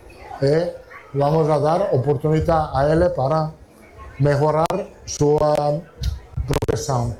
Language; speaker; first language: Portuguese; non-native, learner; Italian